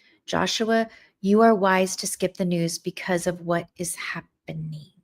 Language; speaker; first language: English; native; English